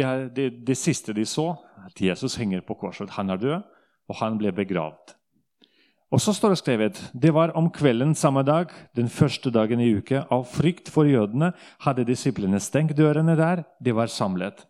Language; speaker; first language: Norwegian; non-native, fluent; Russian